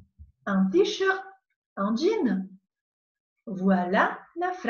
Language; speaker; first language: French; non-native, fluent; Macedonian